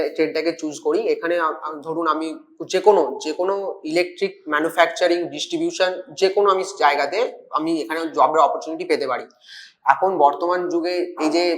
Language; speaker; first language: Bangla; native; Bangla